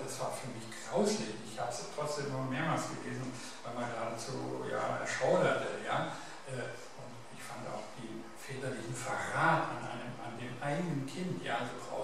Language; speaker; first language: German; native; German